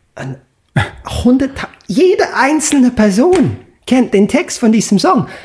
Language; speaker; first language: German; non-native, fluent; English